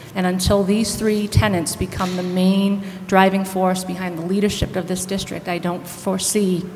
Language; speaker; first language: English; native; English